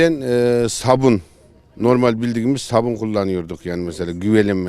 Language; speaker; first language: Turkish; non-native, local second language; Kyrgyz